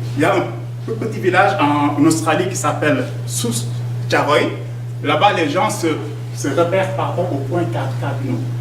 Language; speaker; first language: French; non-native, local second language; Wolof